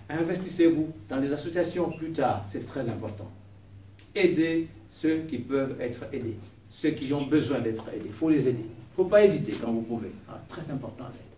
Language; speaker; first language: French; non-native, local second language; Kongo